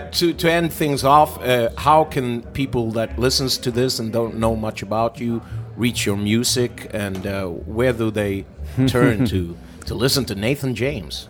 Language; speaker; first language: English; non-native, fluent; Swedish